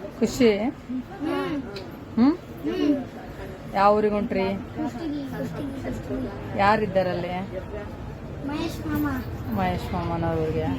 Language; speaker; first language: Kannada; native; Kannada